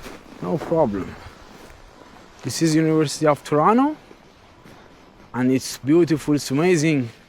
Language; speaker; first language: English; non-native, learner; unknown